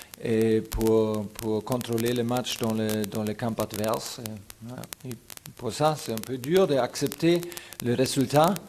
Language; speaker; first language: French; non-native, fluent; German